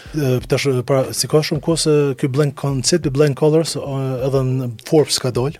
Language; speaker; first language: Albanian; early bilingual, heritage; Albanian